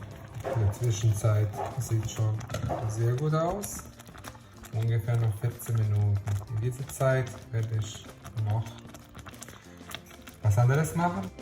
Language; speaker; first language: German; non-native, fluent; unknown